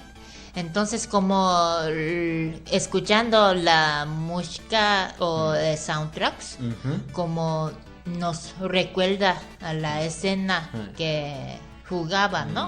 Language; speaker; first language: Spanish; non-native, fluent; Japanese